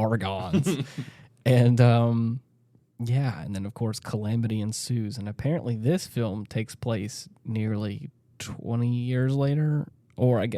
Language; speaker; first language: English; native; English